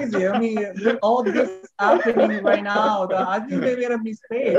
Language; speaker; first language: English; non-native, fluent; Italian